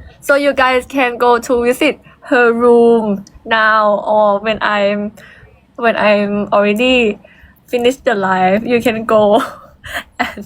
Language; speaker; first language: English; non-native, learner; Thai